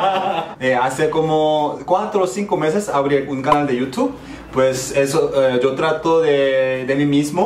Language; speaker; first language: Spanish; non-native, fluent; Korean